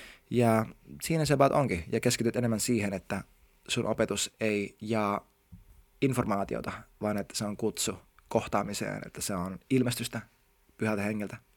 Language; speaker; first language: Finnish; native; Finnish